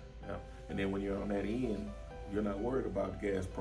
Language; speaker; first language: English; native; English